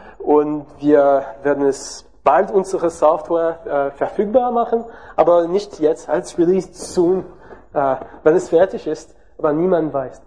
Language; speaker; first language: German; non-native, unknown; French